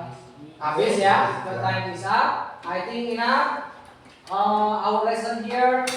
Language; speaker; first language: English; non-native, learner; Indonesian